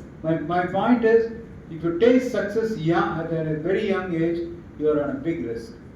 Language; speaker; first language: English; non-native, local second language; Tamil